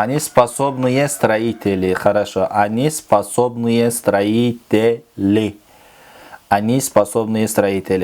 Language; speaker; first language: Russian; non-native, local second language; Kyrgyz